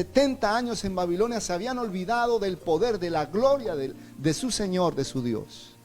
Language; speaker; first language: Spanish; native; Spanish